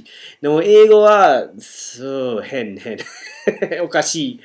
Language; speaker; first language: Japanese; non-native, learner; English